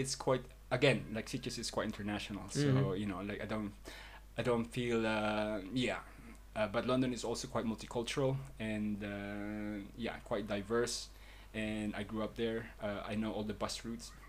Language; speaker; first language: English; native; English